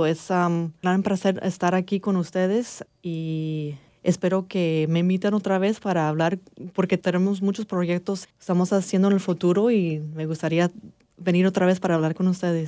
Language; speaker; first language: Spanish; early bilingual, heritage; English